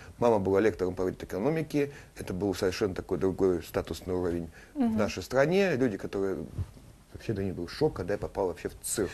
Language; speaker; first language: Russian; native; Russian